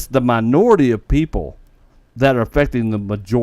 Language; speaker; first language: English; native; English